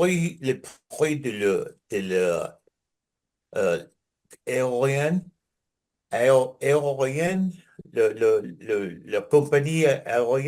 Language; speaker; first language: French; non-native, learner; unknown